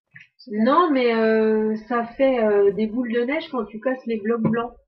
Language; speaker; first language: French; native; French